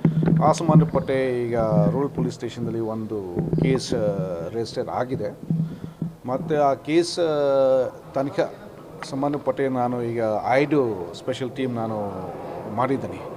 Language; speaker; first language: Kannada; non-native, fluent; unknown